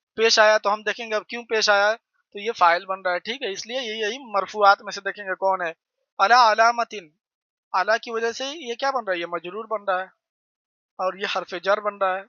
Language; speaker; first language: Urdu; native; Urdu